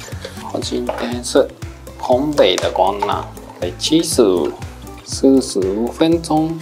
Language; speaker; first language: Chinese; non-native, fluent; Japanese